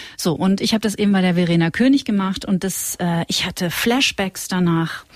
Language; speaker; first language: German; native; German